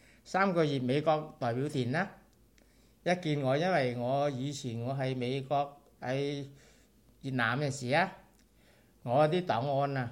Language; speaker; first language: Vietnamese; early bilingual, other home language; Cantonese